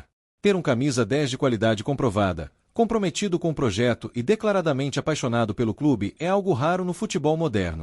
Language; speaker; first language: Portuguese; native; Portuguese